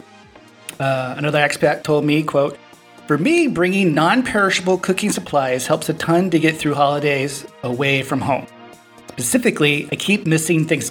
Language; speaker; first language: English; native; English